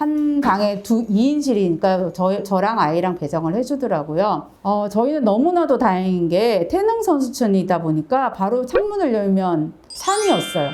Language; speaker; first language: Korean; native; Korean